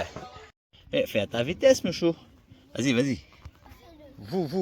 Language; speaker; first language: French; native; French